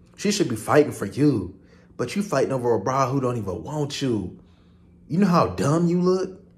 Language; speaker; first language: English; native; English